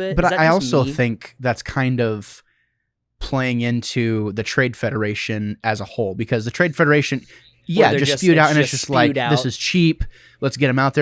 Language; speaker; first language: English; native; English